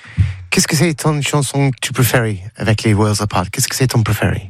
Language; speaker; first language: French; non-native, learner; English